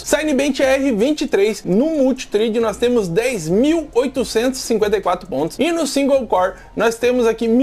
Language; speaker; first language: Portuguese; native; Portuguese